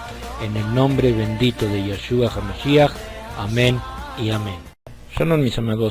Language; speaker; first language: Spanish; native; Spanish